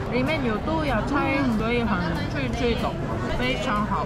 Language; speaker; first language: Chinese; non-native, fluent; Korean